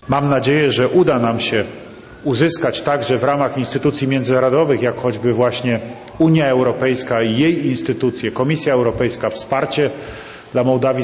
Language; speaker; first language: Polish; native; Polish